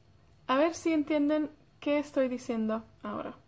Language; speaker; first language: Spanish; non-native, fluent; Welsh